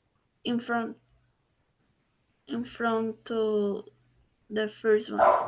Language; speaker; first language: English; non-native, learner; Spanish